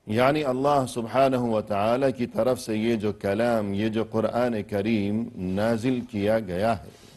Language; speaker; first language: Urdu; native; Urdu